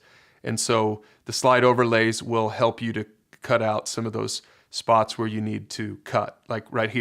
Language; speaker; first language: English; native; English